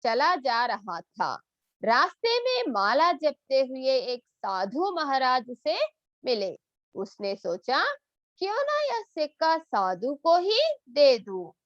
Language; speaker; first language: Hindi; non-native, local second language; Telugu